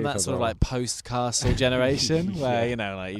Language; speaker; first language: English; native; English